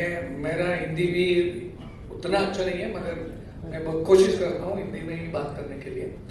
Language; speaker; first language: Hindi; non-native, local second language; Kannada